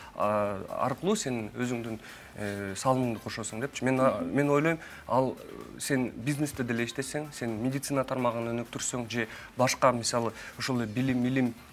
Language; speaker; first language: Kyrgyz; native; Kyrgyz